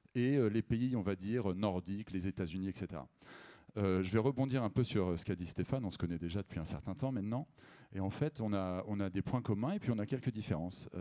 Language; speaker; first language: French; native; French